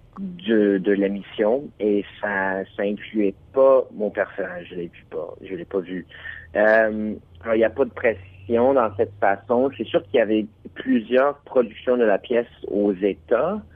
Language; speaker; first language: French; non-native, local second language; English